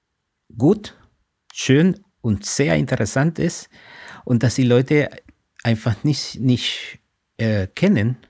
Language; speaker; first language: German; non-native, fluent; Spanish